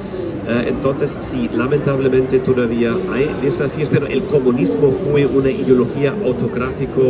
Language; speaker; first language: Spanish; non-native, fluent; German